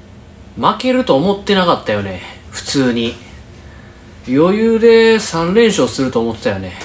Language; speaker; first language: Japanese; native; Japanese